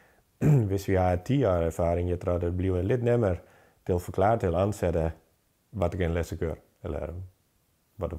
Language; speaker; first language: Danish; non-native, fluent; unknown